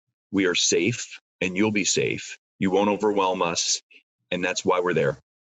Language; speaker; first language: English; native; English